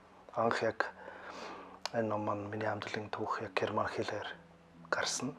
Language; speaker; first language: Mongolian; non-native, fluent; German